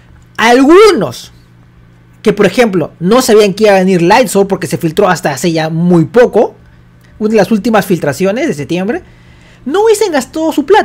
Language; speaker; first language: Spanish; native; Spanish